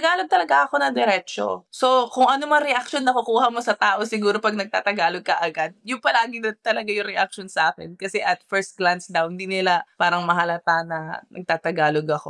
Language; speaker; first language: Filipino; early bilingual, heritage; Filipino